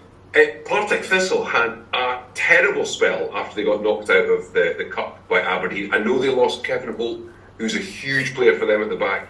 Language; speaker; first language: English; native; English